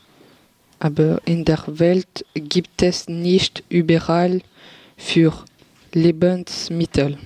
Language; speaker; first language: German; non-native, learner; French